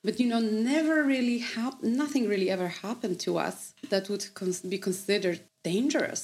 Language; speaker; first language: English; non-native, fluent; Polish